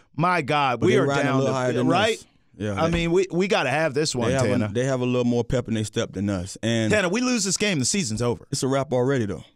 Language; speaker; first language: English; native; English